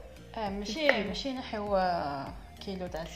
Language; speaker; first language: Arabic; native; Arabic